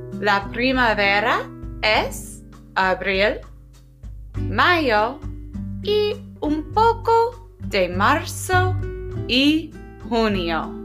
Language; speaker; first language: Spanish; non-native, fluent; English